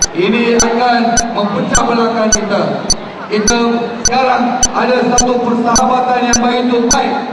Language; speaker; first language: Malay; non-native, local second language; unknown